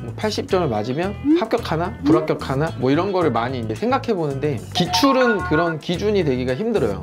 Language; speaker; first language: Korean; native; Korean